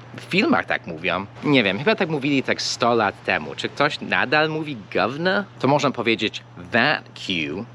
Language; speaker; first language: Polish; non-native, fluent; English